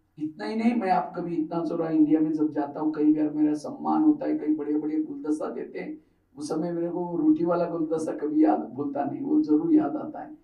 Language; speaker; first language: Hindi; non-native, local second language; Marathi